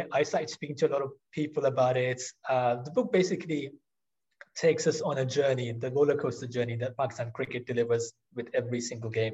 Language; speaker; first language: English; non-native, local second language; Urdu